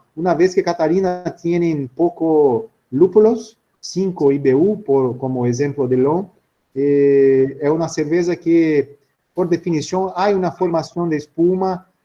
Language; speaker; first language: Spanish; non-native, learner; Portuguese